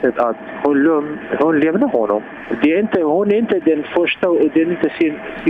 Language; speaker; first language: Swedish; non-native, fluent; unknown